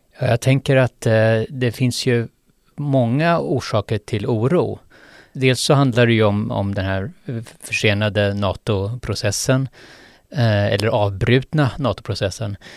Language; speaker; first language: Swedish; native; Swedish